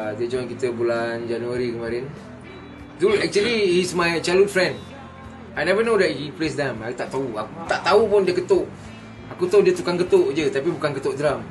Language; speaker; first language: Malay; native; Malay